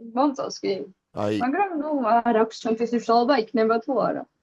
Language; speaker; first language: Georgian; native; Georgian